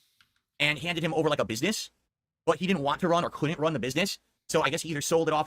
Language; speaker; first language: English; native; English